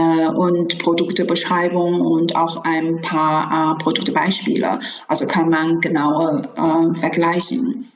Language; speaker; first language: German; non-native, fluent; Chinese